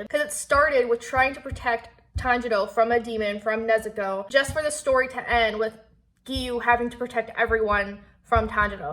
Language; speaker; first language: English; native; English